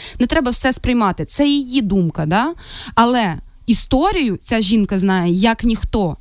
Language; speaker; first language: Ukrainian; non-native, local second language; Russian